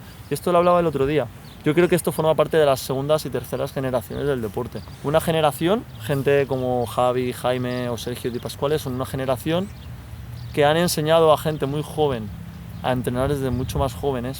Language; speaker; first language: Spanish; native; Spanish